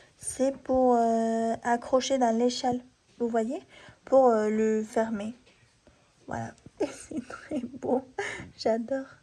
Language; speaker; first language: French; non-native, fluent; Spanish